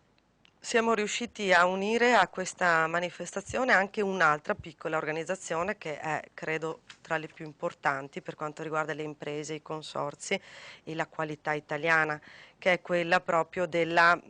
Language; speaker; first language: Italian; native; Italian